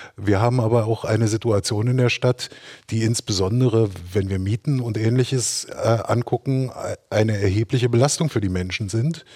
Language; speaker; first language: German; native; German